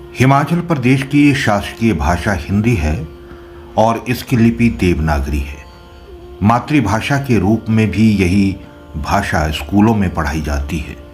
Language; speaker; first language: Hindi; native; Hindi